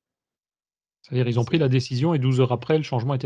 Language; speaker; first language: French; native; French